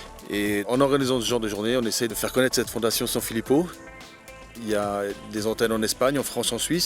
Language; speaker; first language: French; native; French